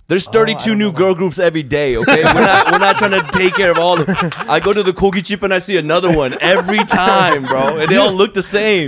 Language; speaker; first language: English; early bilingual, other home language; Korean